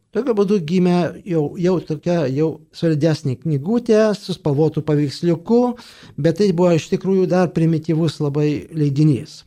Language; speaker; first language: Lithuanian; native; Lithuanian